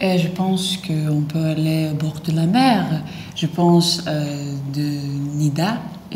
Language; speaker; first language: French; non-native, learner; Lithuanian